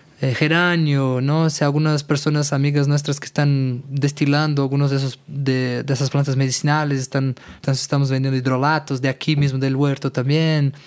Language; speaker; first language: Spanish; non-native, fluent; Portuguese